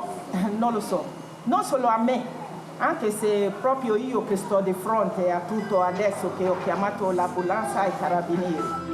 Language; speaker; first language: Italian; non-native, fluent; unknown